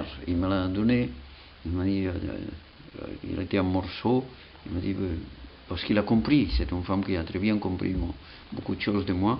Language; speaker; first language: French; non-native, fluent; Catalan